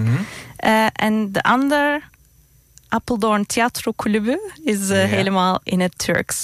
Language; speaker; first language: Dutch; non-native, fluent; Turkish